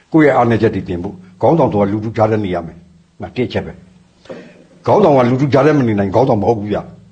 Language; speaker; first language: Burmese; non-native, local second language; S'gaw Karen